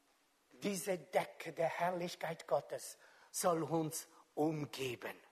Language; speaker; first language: German; non-native, fluent; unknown